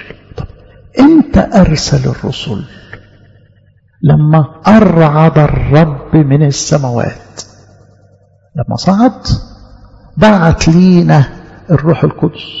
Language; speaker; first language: Arabic; native; Arabic